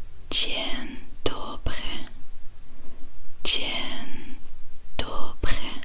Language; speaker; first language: Polish; non-native, learner; Dutch